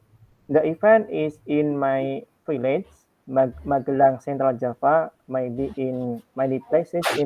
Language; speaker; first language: English; non-native, learner; Indonesian